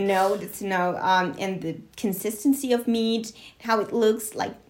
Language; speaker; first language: English; non-native, fluent; Spanish